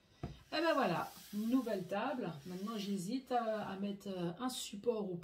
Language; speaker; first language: French; native; French